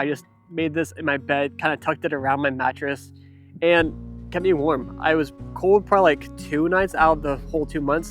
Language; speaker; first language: English; native; English